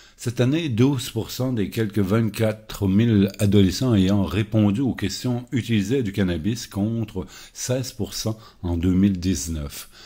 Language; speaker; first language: French; native; French